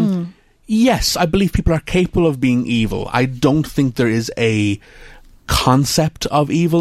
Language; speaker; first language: English; native; English